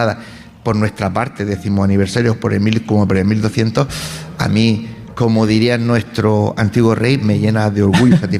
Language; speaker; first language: Spanish; native; Spanish